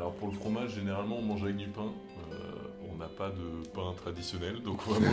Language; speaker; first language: French; native; French